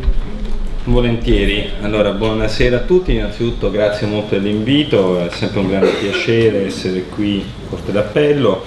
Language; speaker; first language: Italian; native; Italian